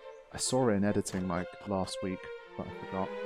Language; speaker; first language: English; native; English